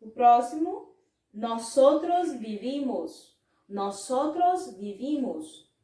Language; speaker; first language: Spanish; non-native, fluent; Portuguese